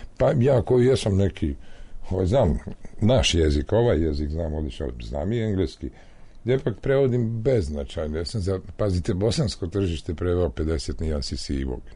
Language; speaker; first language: Croatian; native; Croatian